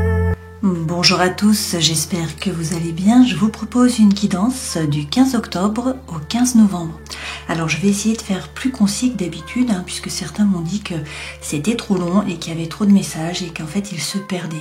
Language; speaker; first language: French; native; French